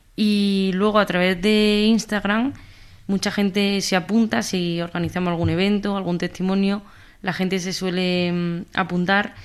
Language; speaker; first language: Spanish; native; Spanish